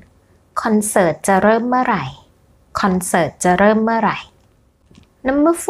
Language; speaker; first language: Thai; native; Thai